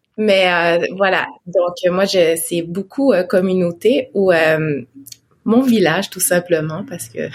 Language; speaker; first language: French; non-native, local second language; Innu-aimun